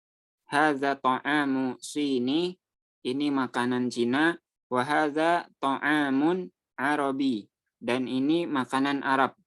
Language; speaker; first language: Arabic; non-native, fluent; Indonesian